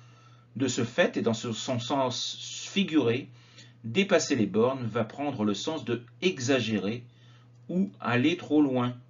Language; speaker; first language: French; native; French